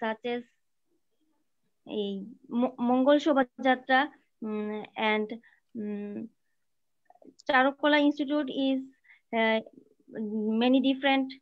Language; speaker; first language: English; non-native, learner; Bangla